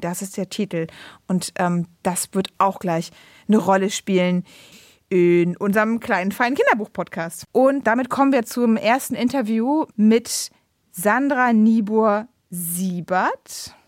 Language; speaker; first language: German; native; German